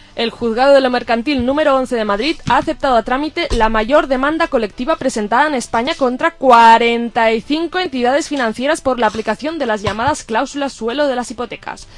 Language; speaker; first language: Spanish; non-native, local second language; Catalan